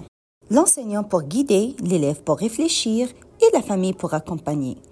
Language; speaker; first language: French; native; French